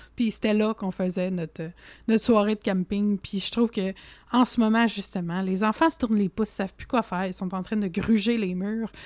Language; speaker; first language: French; native; French